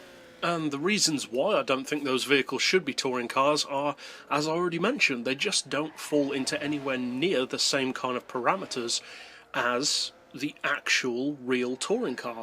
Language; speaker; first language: English; native; English